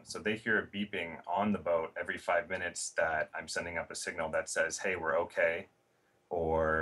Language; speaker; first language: English; native; English